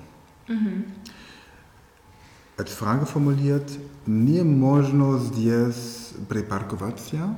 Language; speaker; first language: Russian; non-native, learner; German